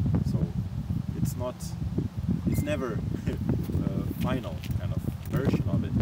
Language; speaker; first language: English; non-native, fluent; Lithuanian